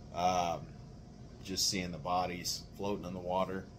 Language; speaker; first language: English; native; English